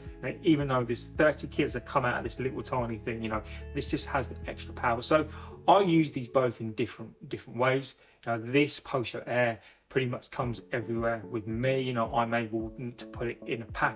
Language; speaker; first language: English; native; English